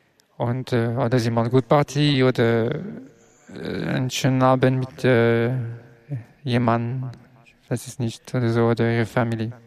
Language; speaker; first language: German; non-native, learner; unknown